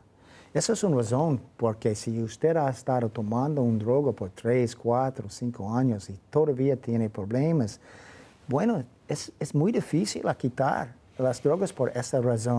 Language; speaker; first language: Spanish; non-native, fluent; English